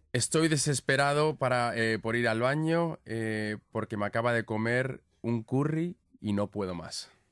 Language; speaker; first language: Spanish; early bilingual, heritage; Spanish